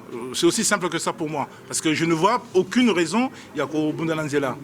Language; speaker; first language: French; non-native, local second language; Lingala